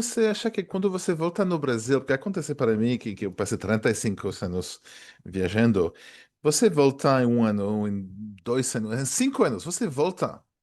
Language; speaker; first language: Portuguese; non-native, fluent; French